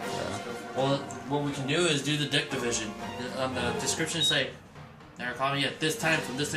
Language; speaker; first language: English; native; English